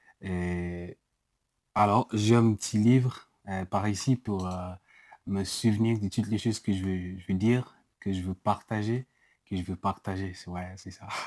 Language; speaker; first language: French; non-native, learner; English